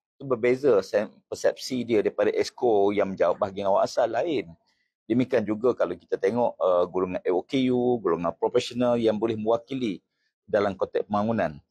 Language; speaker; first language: Malay; native; Malay